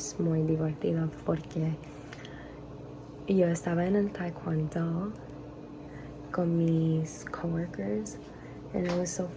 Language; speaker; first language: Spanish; early bilingual, heritage; English